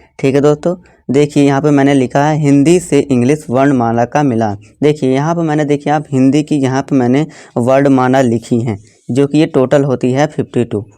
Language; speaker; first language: Hindi; native; Hindi